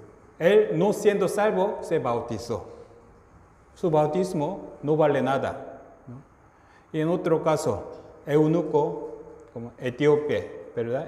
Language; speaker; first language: Spanish; non-native, fluent; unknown